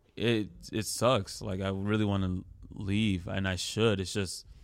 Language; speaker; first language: English; early bilingual, other home language; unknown